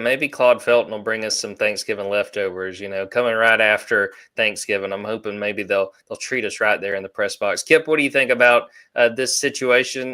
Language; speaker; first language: English; native; English